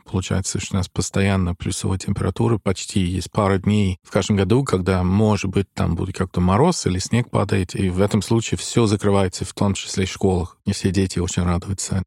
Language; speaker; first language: Russian; non-native, fluent; English